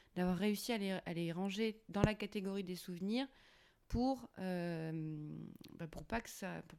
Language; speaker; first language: French; native; French